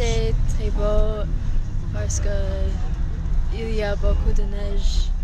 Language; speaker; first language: French; non-native, learner; English